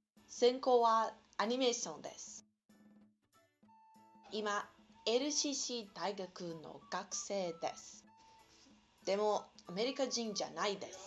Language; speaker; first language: Japanese; non-native, learner; Portuguese